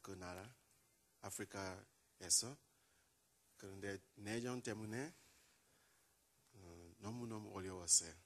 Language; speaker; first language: Korean; non-native, learner; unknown